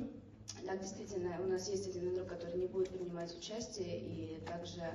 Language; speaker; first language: Russian; native; Russian